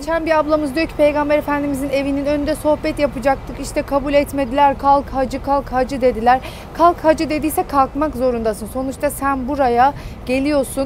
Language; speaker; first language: Turkish; native; Turkish